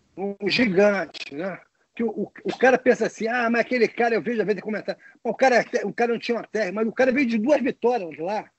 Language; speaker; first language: Portuguese; native; Portuguese